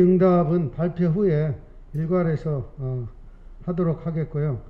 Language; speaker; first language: Korean; native; Korean